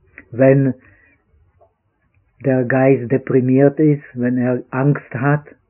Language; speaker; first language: German; non-native, fluent; Czech